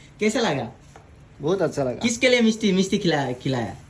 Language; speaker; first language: Hindi; non-native, learner; Bangla